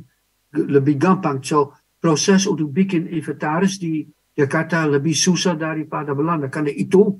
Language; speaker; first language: Indonesian; non-native, fluent; Dutch